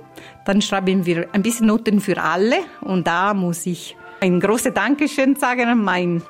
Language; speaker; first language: German; non-native, fluent; Italian